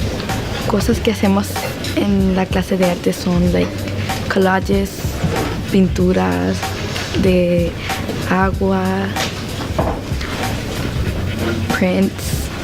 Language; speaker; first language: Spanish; early bilingual, other home language; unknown